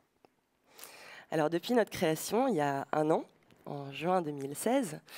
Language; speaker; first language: French; native; French